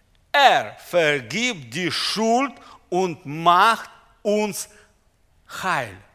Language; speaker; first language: German; non-native, learner; Russian